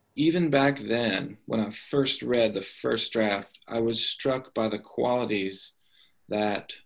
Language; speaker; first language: English; native; English